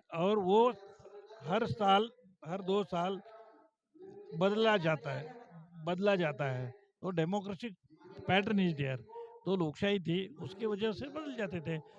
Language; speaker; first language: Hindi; non-native, local second language; Marathi